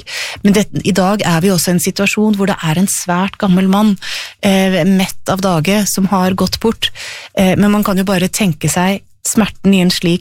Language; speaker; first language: Norwegian; native; Norwegian